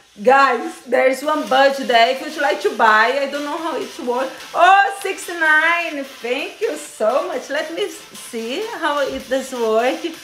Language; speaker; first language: English; non-native, fluent; Portuguese